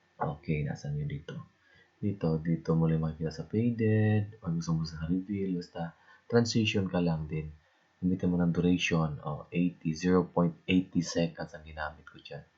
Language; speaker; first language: Filipino; non-native, local second language; Cebuano